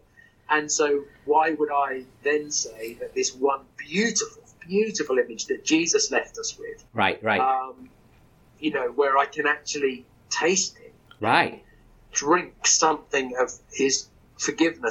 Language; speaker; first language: English; native; English